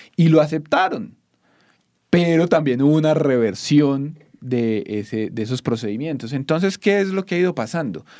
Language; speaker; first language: Spanish; native; Spanish